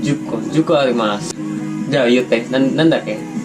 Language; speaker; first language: Japanese; non-native, learner; Sundanese